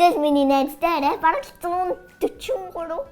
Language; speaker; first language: Mongolian; early bilingual, heritage; Mongolian